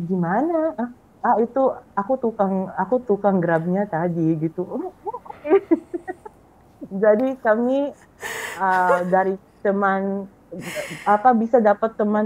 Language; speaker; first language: Indonesian; non-native, fluent; Filipino